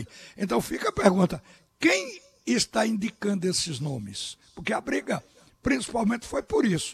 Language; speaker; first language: Portuguese; native; Portuguese